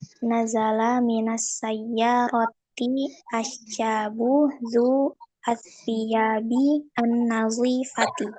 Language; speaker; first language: Arabic; non-native, learner; Indonesian